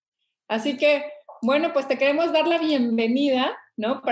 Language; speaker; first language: Spanish; native; Spanish